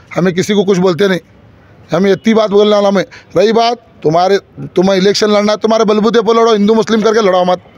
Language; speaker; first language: Hindi; native; Hindi